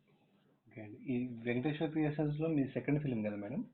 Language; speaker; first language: Telugu; native; Telugu